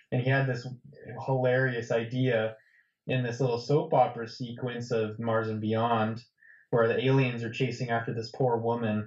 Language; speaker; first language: English; native; English